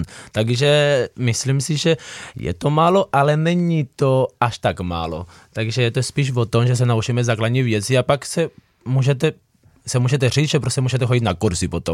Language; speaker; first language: Czech; non-native, fluent; Spanish